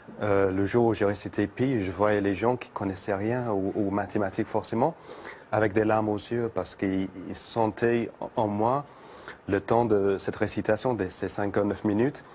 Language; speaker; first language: French; non-native, fluent; English